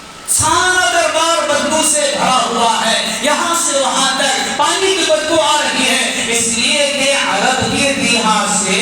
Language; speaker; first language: Urdu; native; Urdu